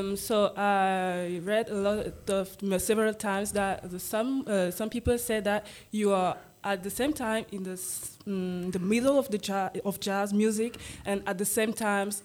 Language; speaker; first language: English; non-native, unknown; French